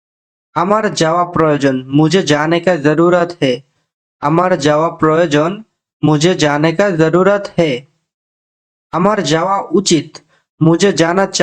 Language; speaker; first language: Hindi; non-native, local second language; Bangla